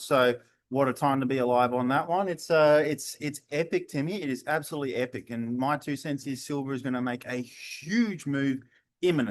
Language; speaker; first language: English; native; English